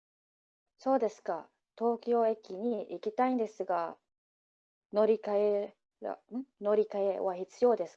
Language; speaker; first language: Japanese; non-native, learner; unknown